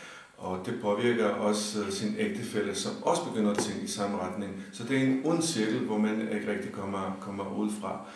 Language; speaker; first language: Danish; non-native, fluent; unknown